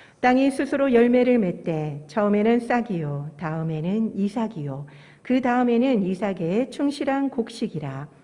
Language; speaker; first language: Korean; native; Korean